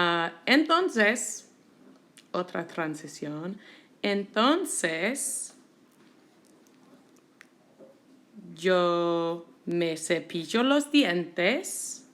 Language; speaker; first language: Spanish; non-native, fluent; English